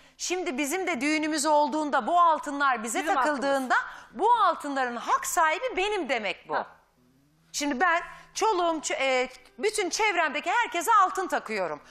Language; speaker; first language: Turkish; native; Turkish